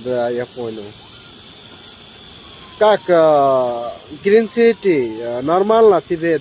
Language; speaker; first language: Russian; non-native, learner; Bangla